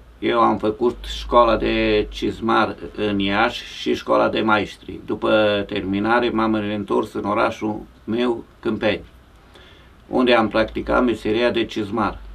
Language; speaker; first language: Romanian; native; Romanian